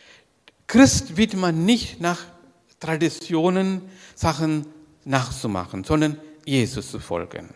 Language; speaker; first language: German; non-native, learner; Sinhala